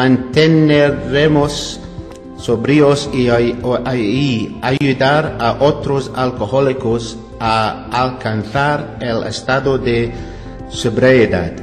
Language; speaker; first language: Spanish; non-native, learner; English